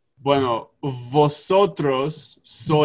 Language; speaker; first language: Spanish; non-native, learner; English